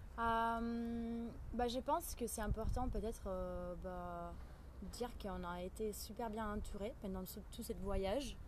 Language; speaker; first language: French; non-native, fluent; Italian